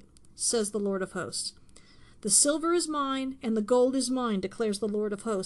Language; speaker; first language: English; native; English